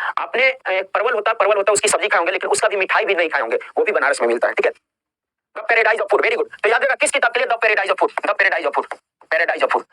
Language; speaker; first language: Hindi; native; Hindi